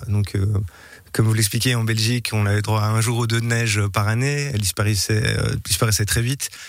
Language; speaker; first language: French; native; French